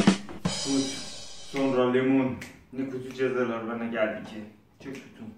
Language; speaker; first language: Turkish; non-native, learner; Azerbaijani